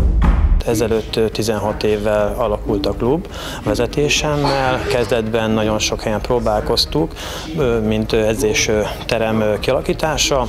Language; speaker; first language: Hungarian; native; Hungarian